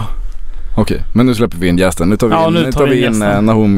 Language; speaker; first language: Swedish; native; Swedish